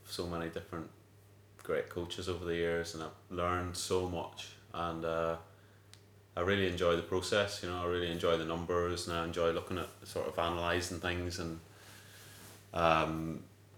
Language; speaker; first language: English; native; English